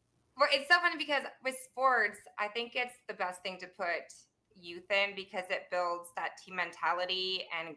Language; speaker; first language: English; native; English